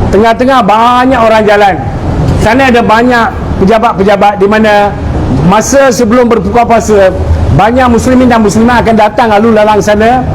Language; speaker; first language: Malay; native; Malay